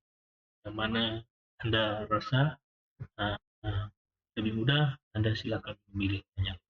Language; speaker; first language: Indonesian; native; Indonesian